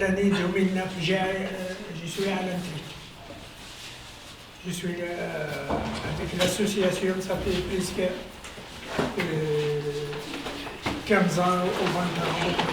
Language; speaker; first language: French; non-native, learner; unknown